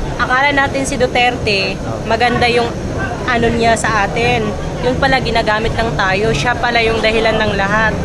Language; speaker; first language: Filipino; native; Filipino